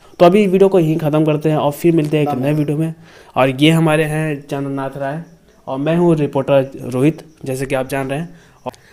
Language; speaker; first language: Hindi; native; Hindi